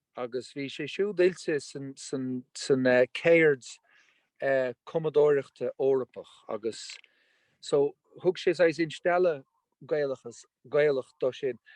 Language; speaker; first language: Irish; non-native, local second language; English